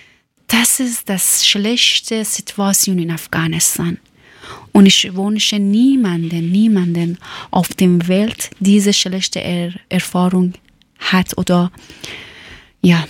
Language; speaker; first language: German; non-native, learner; Persian